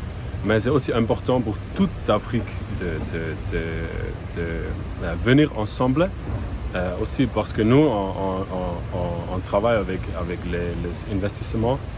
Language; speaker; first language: French; non-native, fluent; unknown